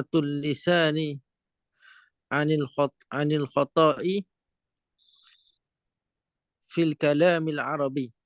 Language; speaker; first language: Arabic; non-native, fluent; Malay